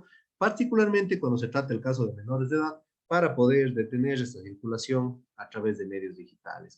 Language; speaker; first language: Spanish; native; Spanish